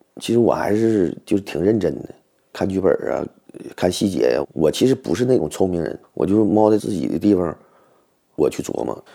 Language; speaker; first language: Chinese; native; Chinese